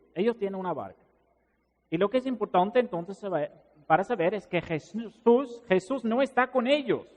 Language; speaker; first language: Spanish; non-native, fluent; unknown